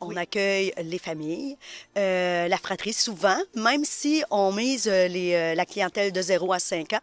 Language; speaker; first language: French; native; French